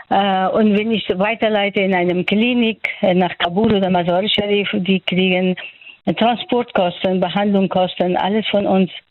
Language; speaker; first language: German; non-native, fluent; Persian